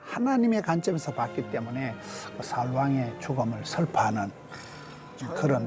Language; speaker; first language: Korean; native; Korean